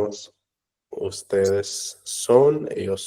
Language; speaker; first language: Spanish; non-native, learner; English